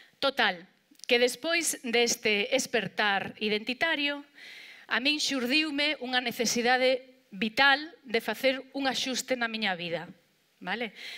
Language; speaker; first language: Galician; non-native, local second language; Spanish